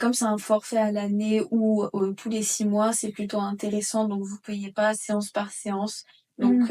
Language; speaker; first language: French; native; French